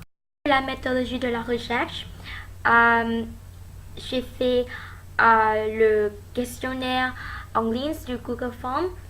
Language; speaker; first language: French; non-native, learner; Thai